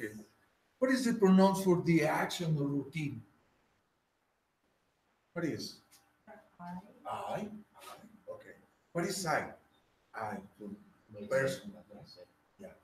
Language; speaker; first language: English; non-native, learner; Spanish